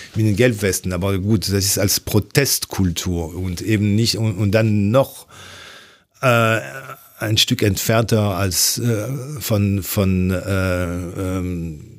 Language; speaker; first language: German; non-native, fluent; French